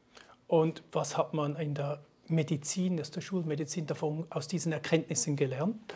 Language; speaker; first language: German; native; German